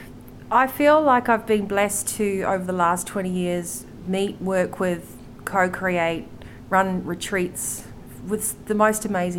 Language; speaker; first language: English; native; English